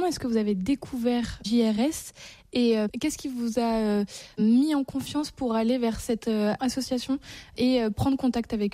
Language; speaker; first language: French; native; French